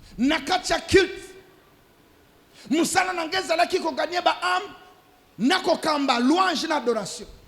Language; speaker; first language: Lingala; non-native, local second language; Swahili